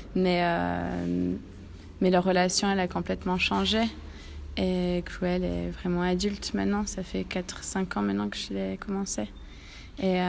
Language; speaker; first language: French; non-native, fluent; English